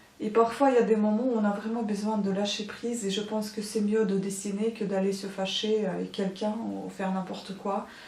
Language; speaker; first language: French; non-native, fluent; Ukrainian